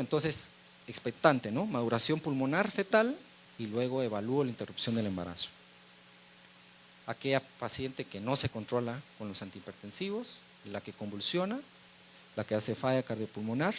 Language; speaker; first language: Spanish; native; Spanish